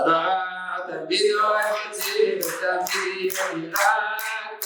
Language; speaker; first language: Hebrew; non-native, fluent; French